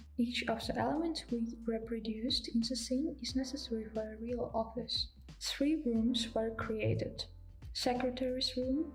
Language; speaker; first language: English; non-native, fluent; Ukrainian